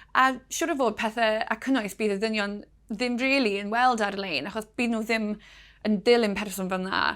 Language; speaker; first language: Welsh; non-native, local second language; English